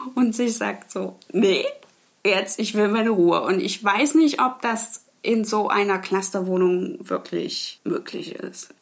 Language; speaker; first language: German; native; German